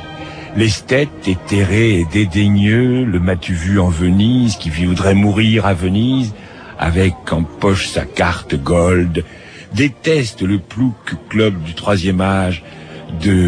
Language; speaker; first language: French; native; French